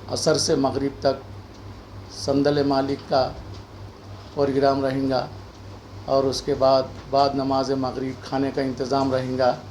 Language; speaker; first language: Urdu; native; Urdu